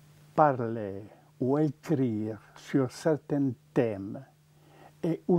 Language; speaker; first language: French; non-native, fluent; Czech